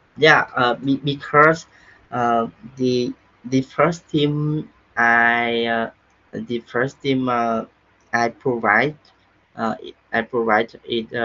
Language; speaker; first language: English; non-native, learner; Vietnamese